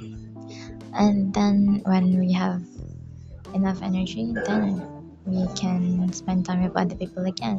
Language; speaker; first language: English; non-native, local second language; Malay